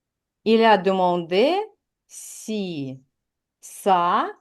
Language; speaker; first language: French; non-native, fluent; Ukrainian